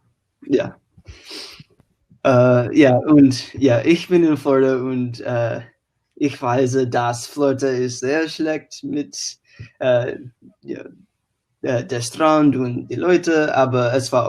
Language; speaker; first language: German; non-native, learner; English